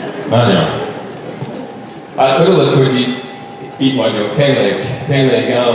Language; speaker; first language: Hungarian; non-native, learner; English